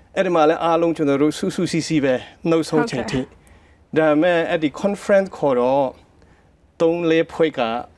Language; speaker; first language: Burmese; non-native, local second language; Hakha Chin